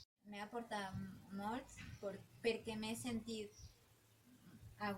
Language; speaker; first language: Catalan; non-native, learner; Spanish